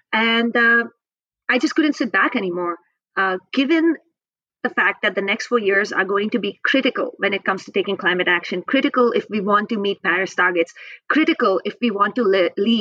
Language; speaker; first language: English; non-native, local second language; Hindi